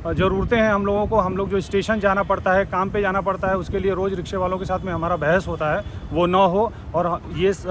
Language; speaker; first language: Hindi; native; Hindi